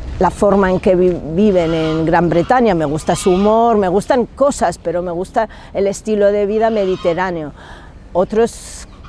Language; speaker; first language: Spanish; non-native, fluent; English